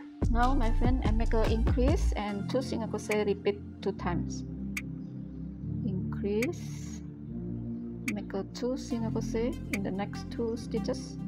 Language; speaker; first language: English; non-native, learner; Indonesian